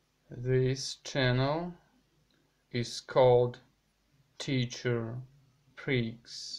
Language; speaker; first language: English; non-native, learner; Russian